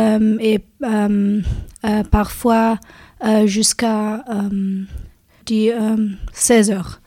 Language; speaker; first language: French; non-native, learner; German